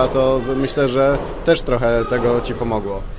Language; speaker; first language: Polish; native; Polish